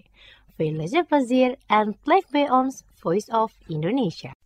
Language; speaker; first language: Dutch; non-native, fluent; Indonesian